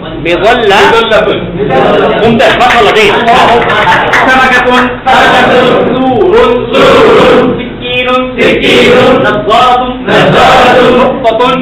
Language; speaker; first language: Arabic; non-native, fluent; Bangla